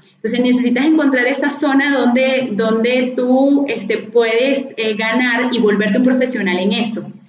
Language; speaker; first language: Spanish; native; Spanish